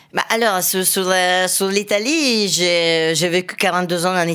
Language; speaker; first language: French; non-native, fluent; Italian